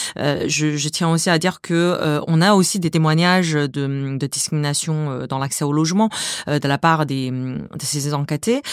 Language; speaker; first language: French; non-native, fluent; Chinese